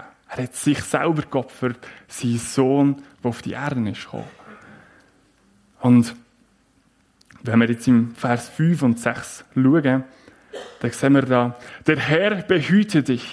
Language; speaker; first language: German; native; German